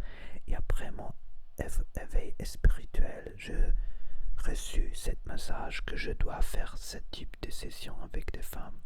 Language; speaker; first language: French; non-native, learner; Spanish